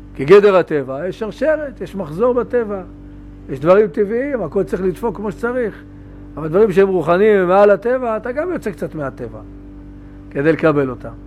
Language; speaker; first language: Hebrew; native; Hebrew